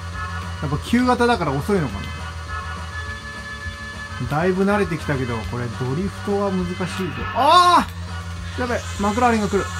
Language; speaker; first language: Japanese; native; Japanese